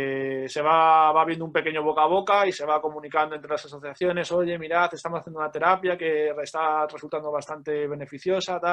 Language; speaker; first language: Spanish; native; Spanish